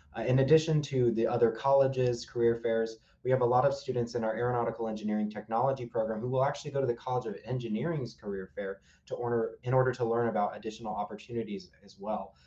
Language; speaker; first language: English; native; English